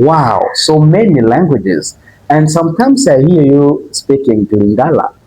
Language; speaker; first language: English; non-native, fluent; French